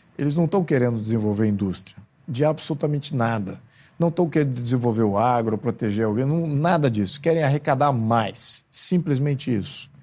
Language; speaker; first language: Portuguese; native; Portuguese